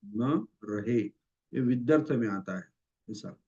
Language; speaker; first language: Hindi; non-native, local second language; Marathi